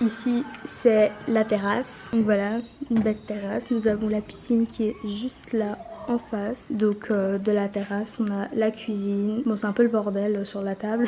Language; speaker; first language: French; native; French